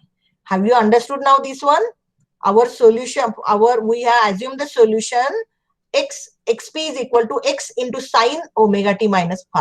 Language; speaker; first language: English; non-native, local second language; Marathi